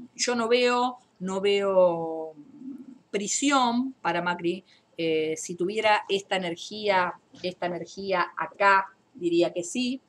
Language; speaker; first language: Spanish; native; Spanish